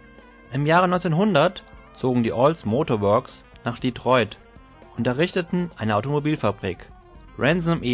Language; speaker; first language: German; native; German